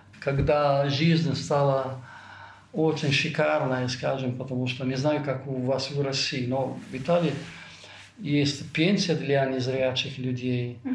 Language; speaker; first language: Russian; non-native, fluent; Italian